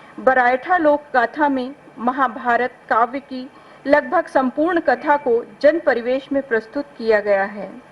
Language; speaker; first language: Hindi; native; Hindi